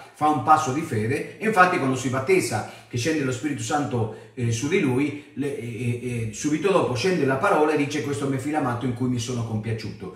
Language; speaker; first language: Italian; non-native, fluent; Spanish